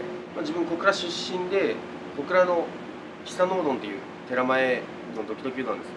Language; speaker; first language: Japanese; native; Japanese